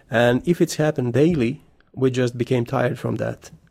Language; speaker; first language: English; non-native, fluent; Latvian